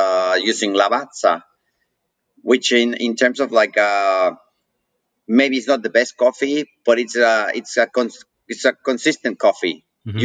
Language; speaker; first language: English; non-native, fluent; Spanish